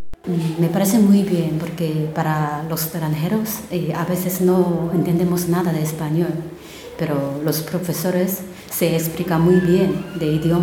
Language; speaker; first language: Spanish; non-native, learner; Korean